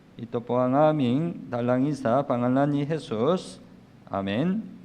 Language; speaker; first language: Filipino; non-native, learner; Korean